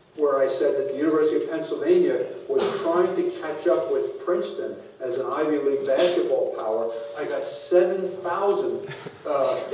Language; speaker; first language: English; native; English